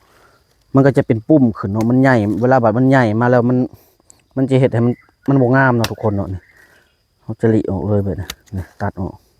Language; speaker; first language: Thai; non-native, local second language; Lao